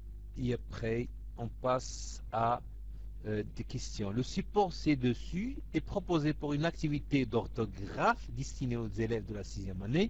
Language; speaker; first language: French; non-native, local second language; Arabic